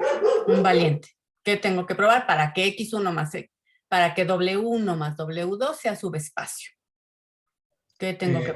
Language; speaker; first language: Spanish; native; Spanish